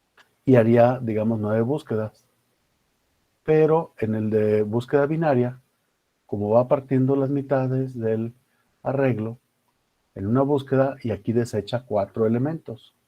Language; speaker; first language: Spanish; native; Spanish